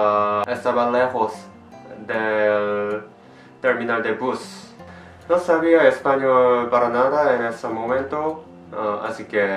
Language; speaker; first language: Spanish; non-native, learner; Korean